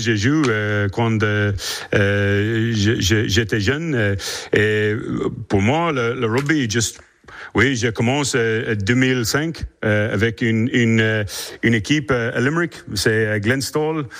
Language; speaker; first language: French; non-native, learner; English